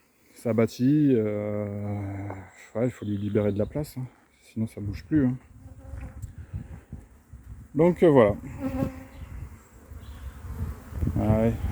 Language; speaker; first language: French; native; French